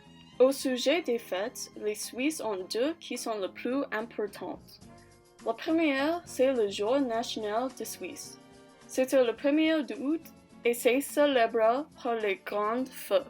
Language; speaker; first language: French; non-native, learner; English